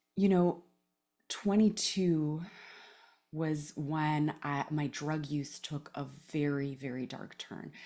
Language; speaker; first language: English; native; English